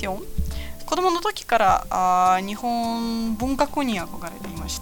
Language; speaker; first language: Japanese; non-native, fluent; Latvian